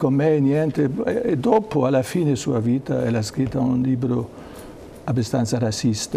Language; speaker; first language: Italian; non-native, learner; German